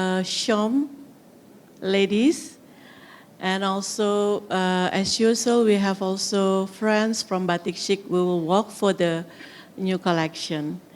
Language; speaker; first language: English; non-native, fluent; Indonesian